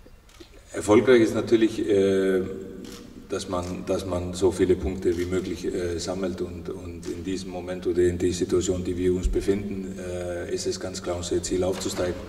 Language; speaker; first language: German; non-native, fluent; Icelandic